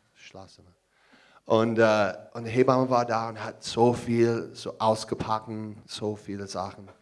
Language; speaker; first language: German; non-native, learner; English